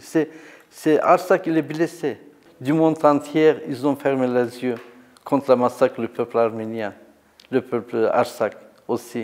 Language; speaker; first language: French; non-native, learner; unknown